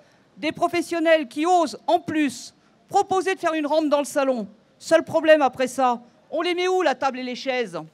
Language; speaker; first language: French; native; French